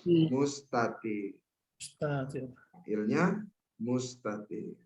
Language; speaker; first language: Arabic; non-native, fluent; Indonesian